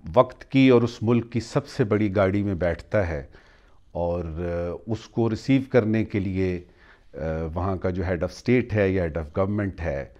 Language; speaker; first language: Urdu; non-native, local second language; Punjabi